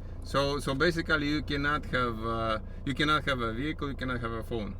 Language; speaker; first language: English; non-native, fluent; Polish